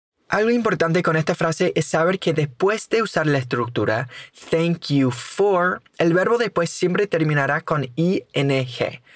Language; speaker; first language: Spanish; native; Spanish